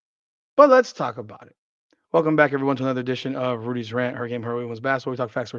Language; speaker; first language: English; native; English